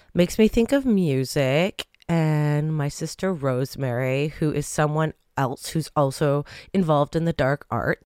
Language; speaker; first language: English; native; English